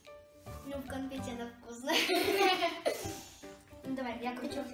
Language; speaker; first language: Russian; native; Russian